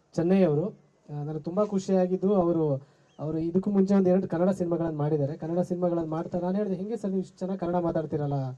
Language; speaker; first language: Kannada; native; Kannada